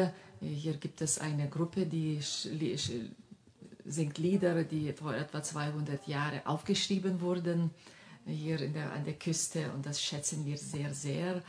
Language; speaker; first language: German; non-native, fluent; Lithuanian